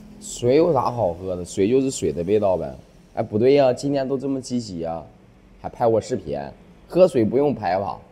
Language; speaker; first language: Chinese; native; Chinese